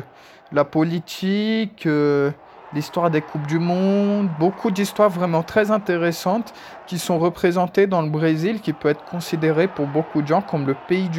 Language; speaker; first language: French; non-native, fluent; Portuguese